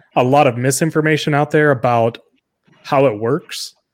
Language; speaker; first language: English; native; English